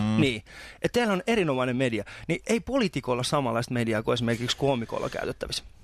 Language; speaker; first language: Finnish; early bilingual, other home language; Persian